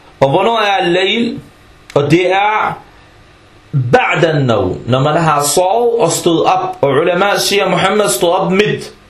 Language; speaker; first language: Danish; early bilingual, other home language; Arabic